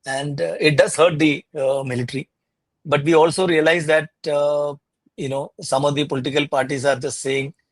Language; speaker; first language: English; non-native, local second language; Malayalam